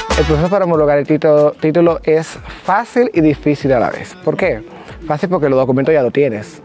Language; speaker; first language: Spanish; native; Spanish